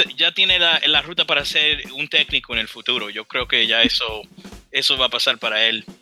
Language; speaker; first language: Spanish; early bilingual, heritage; Spanish